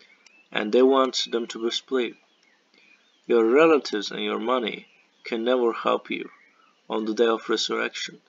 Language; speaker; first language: English; non-native, fluent; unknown